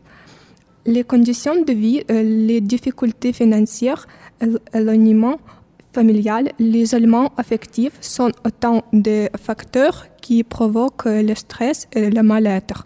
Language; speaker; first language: French; non-native, fluent; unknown